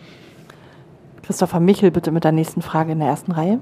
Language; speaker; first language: German; native; German